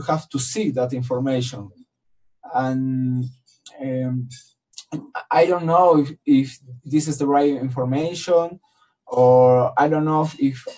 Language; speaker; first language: English; non-native, learner; Spanish